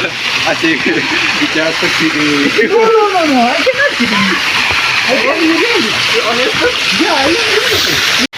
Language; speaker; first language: English; non-native, learner; Chinese